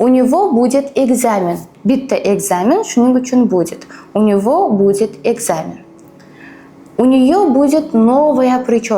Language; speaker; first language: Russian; non-native, fluent; Uzbek